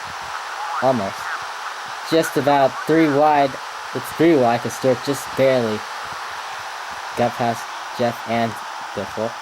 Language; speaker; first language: English; native; English